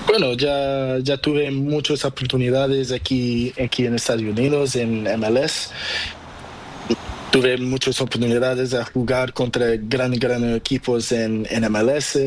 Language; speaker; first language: Spanish; non-native, learner; Portuguese